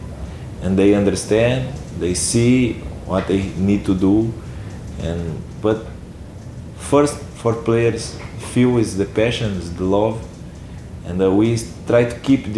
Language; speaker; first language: English; non-native, learner; Portuguese